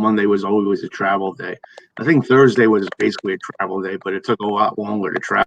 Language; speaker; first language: English; native; English